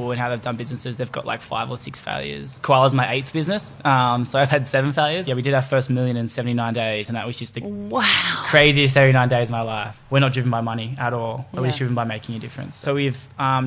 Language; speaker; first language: English; native; English